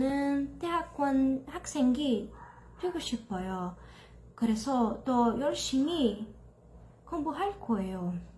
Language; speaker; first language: Korean; non-native, learner; Portuguese